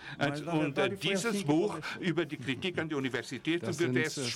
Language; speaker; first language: German; non-native, fluent; Portuguese